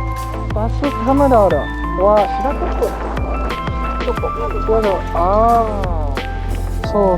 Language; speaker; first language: Japanese; non-native, learner; English